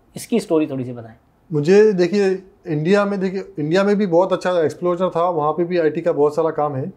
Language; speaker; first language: Hindi; non-native, local second language; Urdu